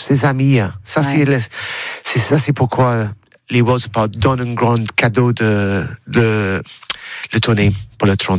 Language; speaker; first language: French; non-native, learner; English